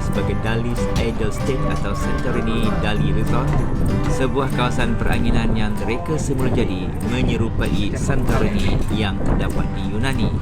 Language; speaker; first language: Malay; native; Malay